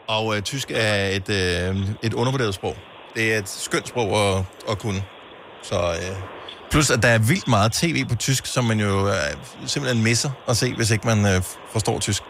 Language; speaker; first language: Danish; native; Danish